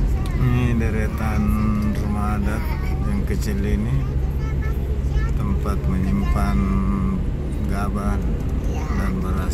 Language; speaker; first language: Indonesian; native; Indonesian